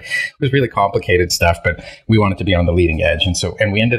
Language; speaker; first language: English; early bilingual, other home language; Hebrew